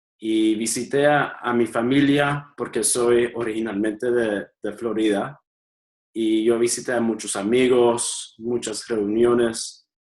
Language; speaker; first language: Spanish; early bilingual, heritage; Spanish